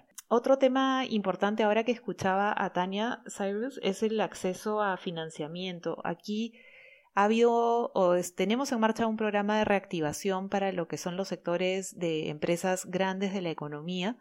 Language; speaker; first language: Spanish; native; Spanish